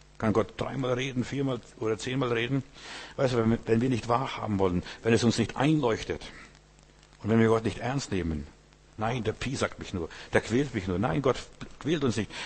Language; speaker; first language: German; early bilingual, heritage; German